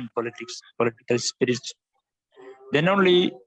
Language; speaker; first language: English; non-native, local second language; Malayalam